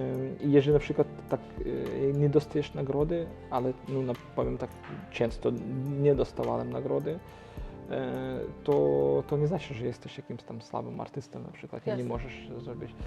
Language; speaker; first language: Polish; non-native, local second language; Ukrainian